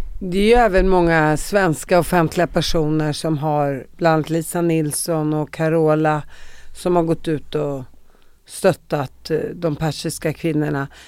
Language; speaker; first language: Swedish; native; Swedish